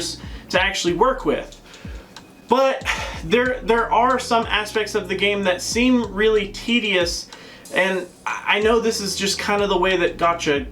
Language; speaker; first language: English; native; English